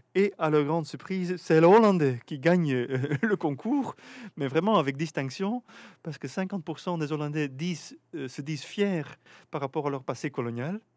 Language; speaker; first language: French; native; French